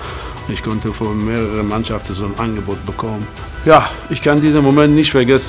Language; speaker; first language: German; non-native, fluent; Persian